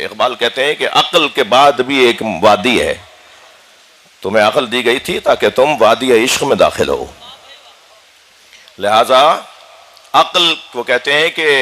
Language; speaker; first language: Urdu; native; Urdu